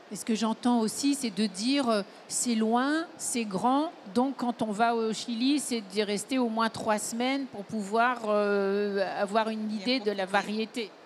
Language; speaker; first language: French; native; French